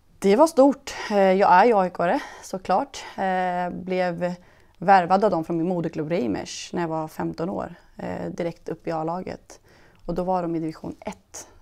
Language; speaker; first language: Swedish; early bilingual, other home language; Persian